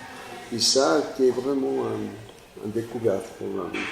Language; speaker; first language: French; non-native, fluent; Spanish